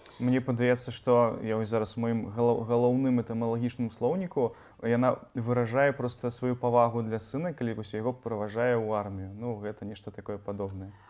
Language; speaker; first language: Belarusian; native; Belarusian